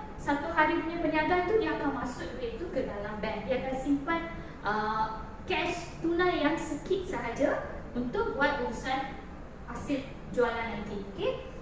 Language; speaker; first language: Malay; non-native, local second language; Tamil